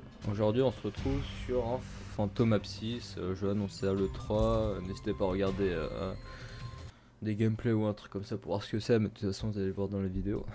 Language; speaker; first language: French; native; French